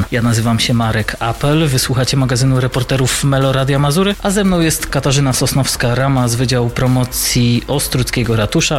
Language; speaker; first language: Polish; native; Polish